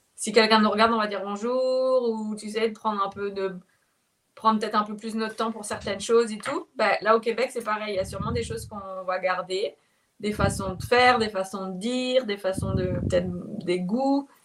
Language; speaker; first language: French; native; French